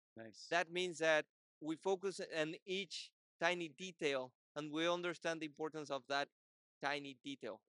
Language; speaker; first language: English; non-native, fluent; Portuguese